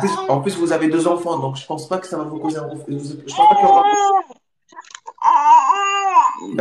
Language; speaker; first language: French; native; French